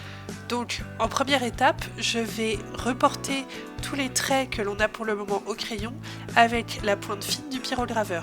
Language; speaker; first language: French; native; French